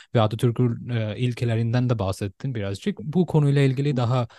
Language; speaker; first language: Turkish; non-native, fluent; Bangla